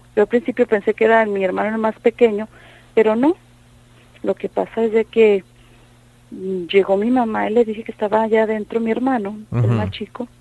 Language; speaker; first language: Spanish; native; Spanish